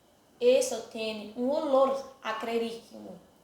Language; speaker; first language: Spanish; non-native, fluent; Portuguese